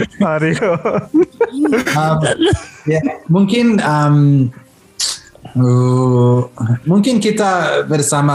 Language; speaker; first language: Indonesian; early bilingual, heritage; Indonesian